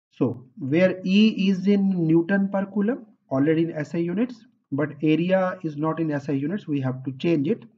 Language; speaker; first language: English; non-native, local second language; Punjabi